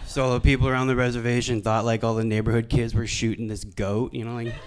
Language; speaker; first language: English; native; English